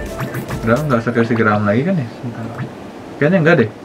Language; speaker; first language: Indonesian; native; Indonesian